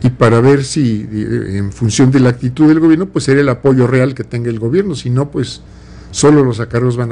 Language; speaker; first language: Spanish; native; Spanish